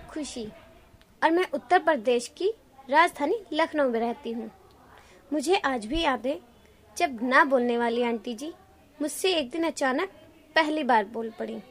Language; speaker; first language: Hindi; native; Hindi